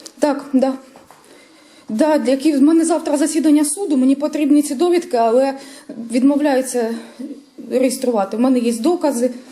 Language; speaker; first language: Ukrainian; native; Ukrainian